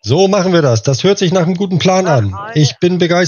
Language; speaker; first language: German; native; German